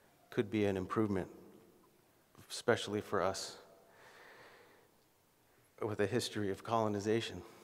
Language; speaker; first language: English; native; English